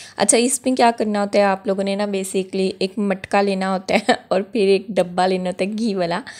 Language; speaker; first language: Urdu; non-native, local second language; Punjabi